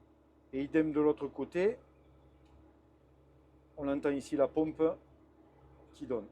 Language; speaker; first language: French; native; French